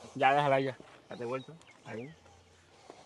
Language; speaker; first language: Spanish; native; Spanish